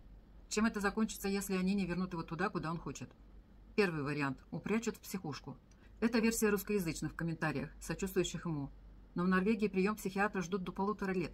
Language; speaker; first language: Russian; native; Russian